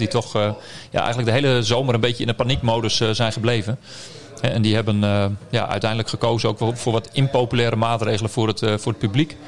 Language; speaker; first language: Dutch; native; Dutch